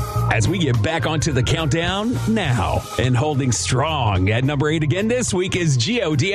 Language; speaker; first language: English; native; English